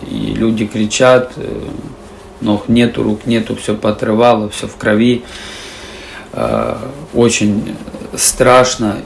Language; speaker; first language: Russian; native; Russian